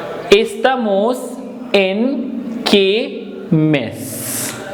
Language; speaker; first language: Spanish; non-native, learner; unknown